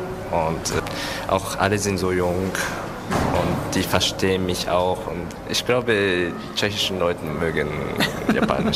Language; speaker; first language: German; non-native, learner; Japanese